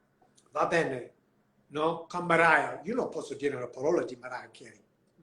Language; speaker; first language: Italian; non-native, learner; English